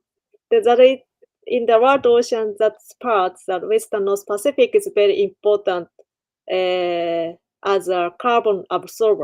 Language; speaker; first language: English; non-native, learner; Japanese